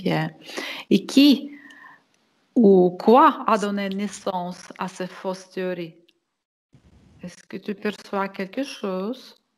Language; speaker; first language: French; non-native, fluent; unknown